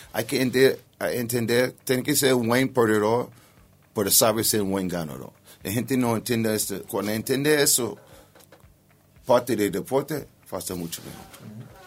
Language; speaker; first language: Spanish; non-native, learner; English